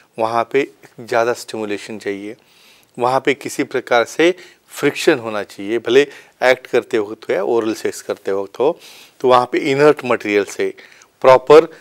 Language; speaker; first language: Hindi; non-native, local second language; Marathi